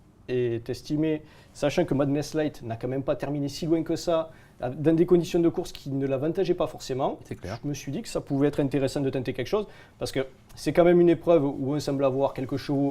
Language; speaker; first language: French; native; French